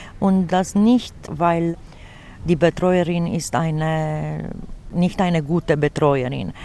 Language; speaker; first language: German; non-native, fluent; Romanian